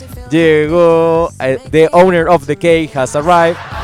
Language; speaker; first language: English; non-native, fluent; Spanish